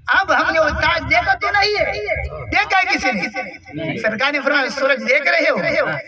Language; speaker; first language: Urdu; non-native, local second language; Pashto